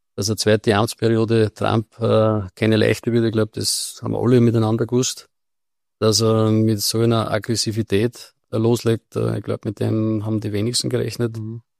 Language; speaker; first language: German; native; German